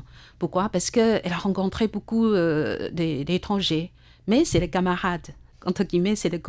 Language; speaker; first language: French; non-native, learner; Chinese